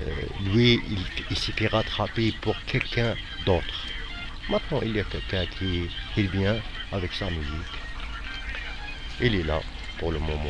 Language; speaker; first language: French; non-native, fluent; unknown